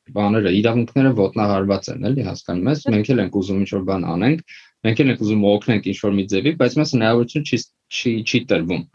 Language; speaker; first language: Armenian; native; Armenian